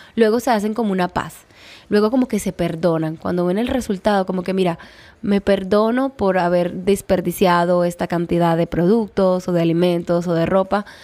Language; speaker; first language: Spanish; native; Spanish